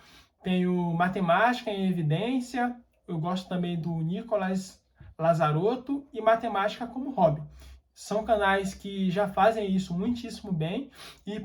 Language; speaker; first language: Portuguese; native; Portuguese